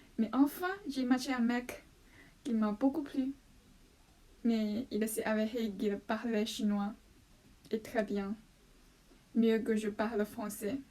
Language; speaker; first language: French; non-native, fluent; Chinese